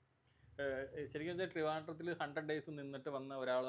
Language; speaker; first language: Malayalam; native; Malayalam